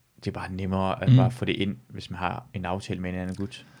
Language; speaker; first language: Danish; native; Danish